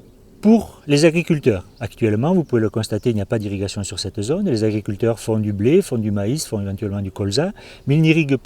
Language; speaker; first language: French; native; French